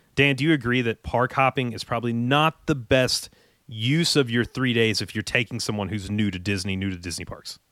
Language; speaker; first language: English; native; English